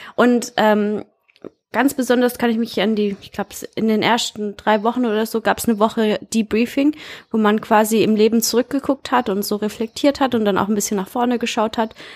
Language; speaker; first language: German; early bilingual, heritage; German